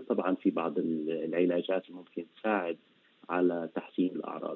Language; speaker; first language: Arabic; native; Arabic